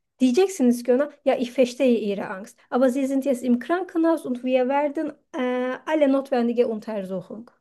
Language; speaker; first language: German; non-native, fluent; Turkish